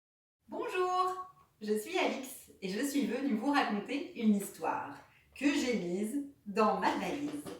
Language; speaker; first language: French; native; French